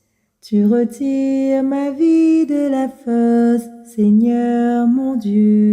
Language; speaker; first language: French; native; French